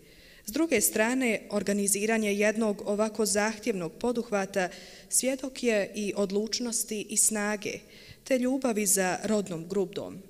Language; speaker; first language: Bosnian; native; Bosnian